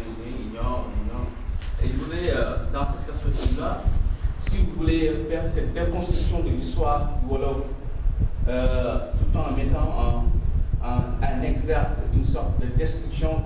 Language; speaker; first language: French; non-native, local second language; Wolof